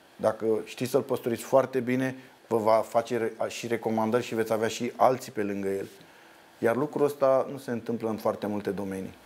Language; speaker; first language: Romanian; native; Romanian